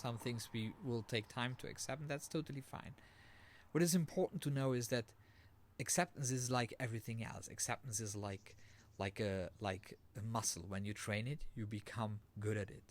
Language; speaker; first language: English; non-native, fluent; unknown